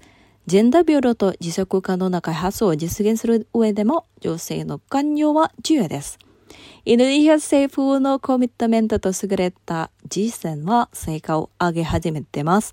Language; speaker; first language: Japanese; non-native, fluent; Indonesian